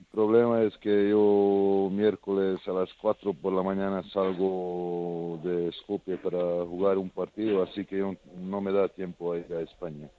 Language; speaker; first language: Spanish; non-native, fluent; Serbian